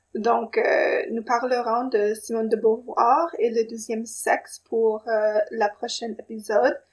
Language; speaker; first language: French; non-native, local second language; English